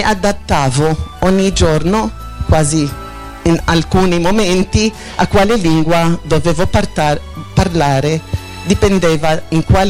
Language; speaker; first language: Italian; non-native, fluent; Arabic